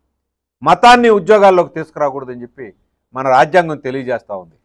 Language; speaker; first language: Telugu; native; Telugu